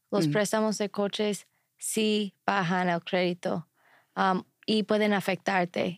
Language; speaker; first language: Spanish; non-native, fluent; English